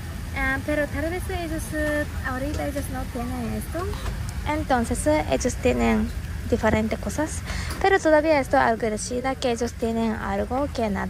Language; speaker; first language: Spanish; non-native, learner; Japanese